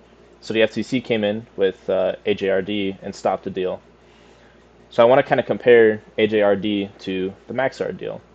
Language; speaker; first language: English; native; English